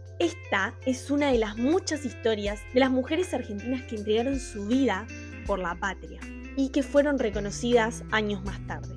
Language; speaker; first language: Spanish; native; Spanish